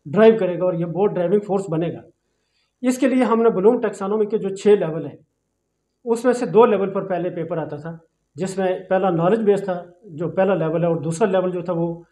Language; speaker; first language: Urdu; non-native, local second language; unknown